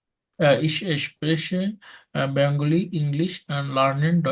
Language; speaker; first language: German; non-native, learner; Bangla